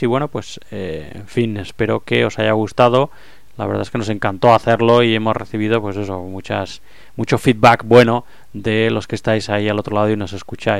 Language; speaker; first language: Spanish; native; Spanish